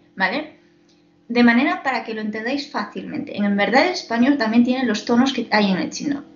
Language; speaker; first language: Spanish; non-native, fluent; Chinese